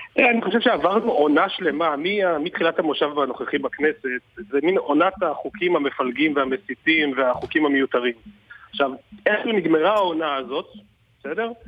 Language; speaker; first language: Hebrew; native; Hebrew